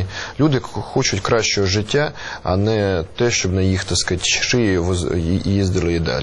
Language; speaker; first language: Ukrainian; native; Ukrainian